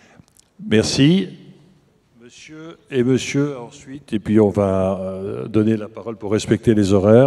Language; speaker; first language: French; native; French